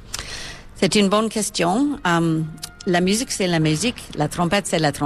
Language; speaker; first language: French; non-native, local second language; English